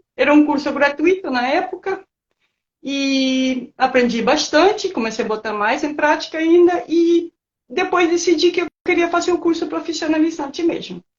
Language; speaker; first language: Portuguese; non-native, fluent; Spanish